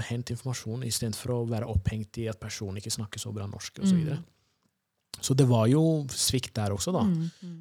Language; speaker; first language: Norwegian; early bilingual, other home language; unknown